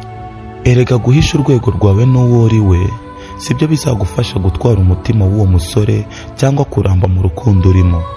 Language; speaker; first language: Kinyarwanda; native; Kinyarwanda